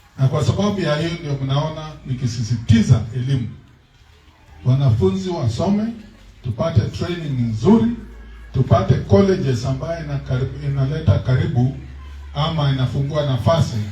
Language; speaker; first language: Swahili; non-native, local second language; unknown